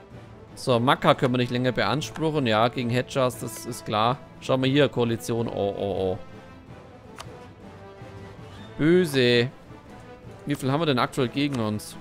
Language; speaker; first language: German; native; German